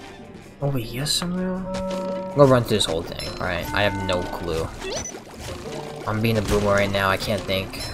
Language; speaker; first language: English; native; English